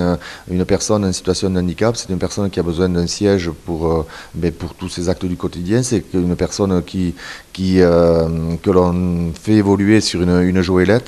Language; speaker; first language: French; native; French